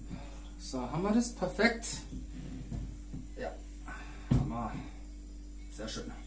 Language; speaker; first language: German; native; German